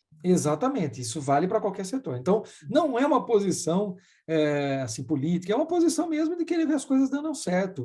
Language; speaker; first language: Portuguese; native; Portuguese